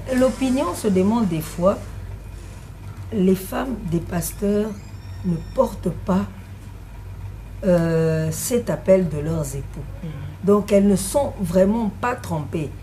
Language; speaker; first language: French; non-native, local second language; Lingala